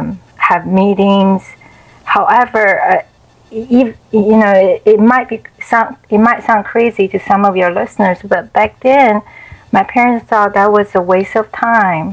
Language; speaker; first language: English; non-native, fluent; Chinese